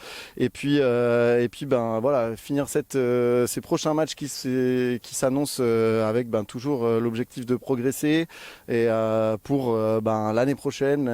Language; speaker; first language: French; native; French